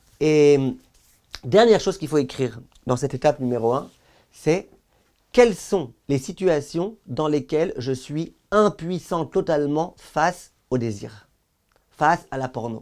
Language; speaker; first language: French; native; French